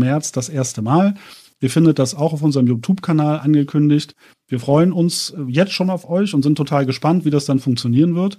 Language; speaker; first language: German; native; German